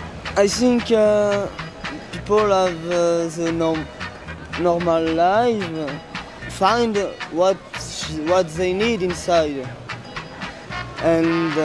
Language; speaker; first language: English; non-native, learner; French